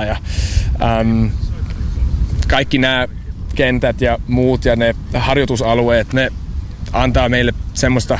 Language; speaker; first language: Finnish; non-native, learner; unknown